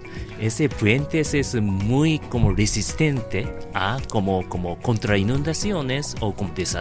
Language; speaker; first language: Spanish; non-native, fluent; Japanese